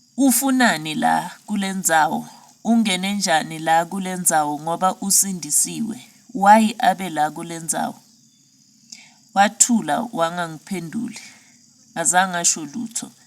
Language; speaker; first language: Zulu; non-native, local second language; Swati